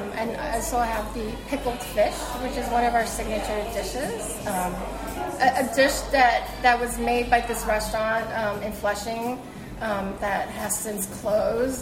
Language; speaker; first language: English; early bilingual, other home language; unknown